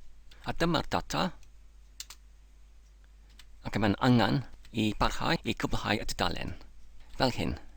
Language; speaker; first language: Welsh; non-native, learner; English